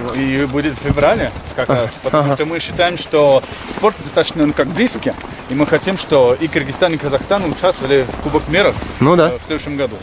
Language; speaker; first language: Russian; non-native, learner; French